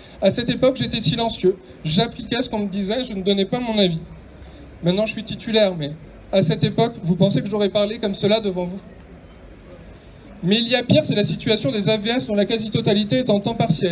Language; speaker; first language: French; native; French